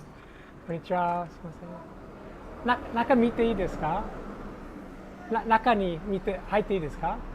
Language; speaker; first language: Japanese; non-native, learner; English